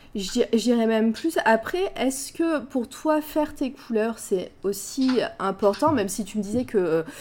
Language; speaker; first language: French; native; French